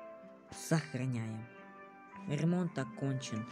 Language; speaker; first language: Russian; native; Russian